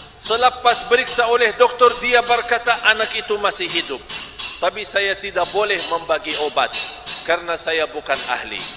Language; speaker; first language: Malay; non-native, fluent; Arabic